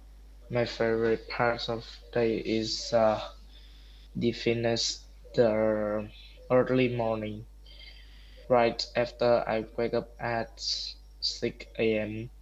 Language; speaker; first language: English; non-native, learner; Vietnamese